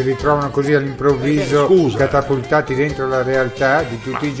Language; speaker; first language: Italian; native; Italian